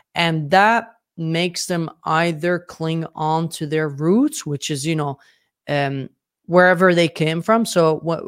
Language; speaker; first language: English; non-native, fluent; Arabic